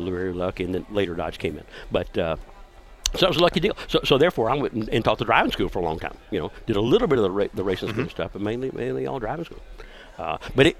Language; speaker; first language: English; native; English